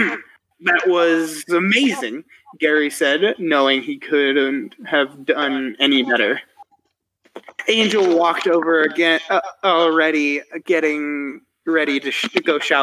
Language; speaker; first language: English; native; English